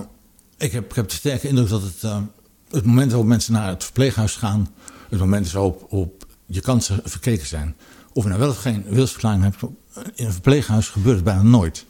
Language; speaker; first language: Dutch; native; Dutch